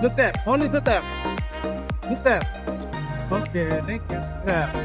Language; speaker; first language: English; non-native, learner; Indonesian